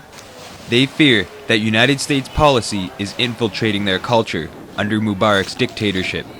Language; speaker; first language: English; native; English